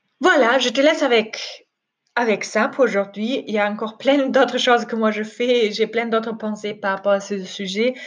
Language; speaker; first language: French; non-native, fluent; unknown